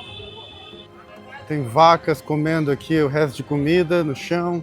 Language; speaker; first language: Portuguese; native; Portuguese